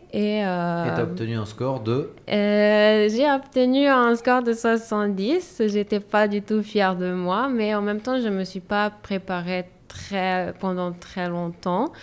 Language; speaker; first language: French; non-native, fluent; Serbian